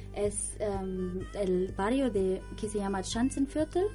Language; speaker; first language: Spanish; non-native, learner; German